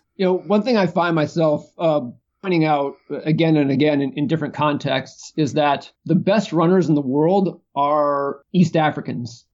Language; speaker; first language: English; native; English